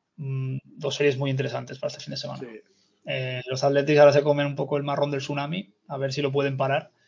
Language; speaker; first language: Spanish; native; Spanish